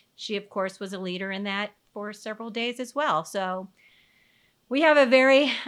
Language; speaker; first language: English; native; English